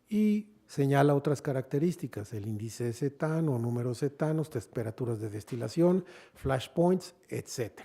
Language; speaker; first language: Spanish; native; Spanish